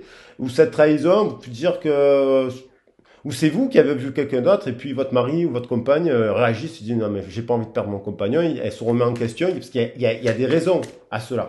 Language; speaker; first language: French; native; French